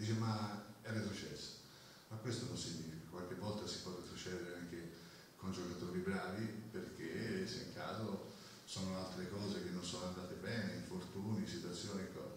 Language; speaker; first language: Italian; native; Italian